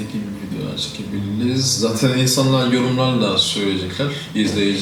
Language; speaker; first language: Turkish; non-native, learner; Haitian Creole